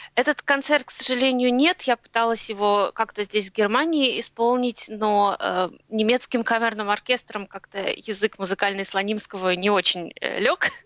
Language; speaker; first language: Russian; native; Russian